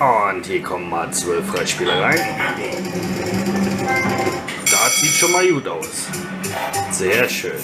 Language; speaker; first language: German; native; German